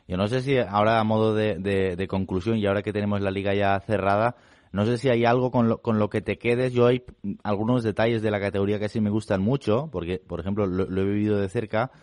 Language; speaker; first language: Spanish; non-native, local second language; Catalan